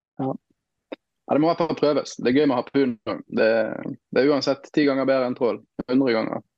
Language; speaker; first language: Norwegian; native; Norwegian